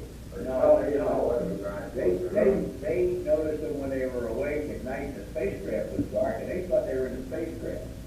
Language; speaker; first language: English; native; English